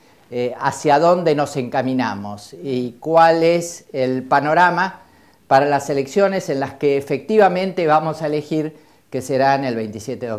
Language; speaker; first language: Spanish; native; Spanish